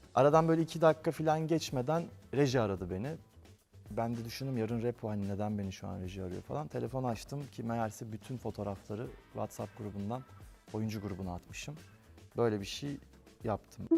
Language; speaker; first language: Turkish; native; Turkish